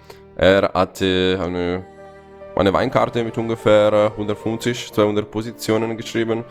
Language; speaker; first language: German; non-native, fluent; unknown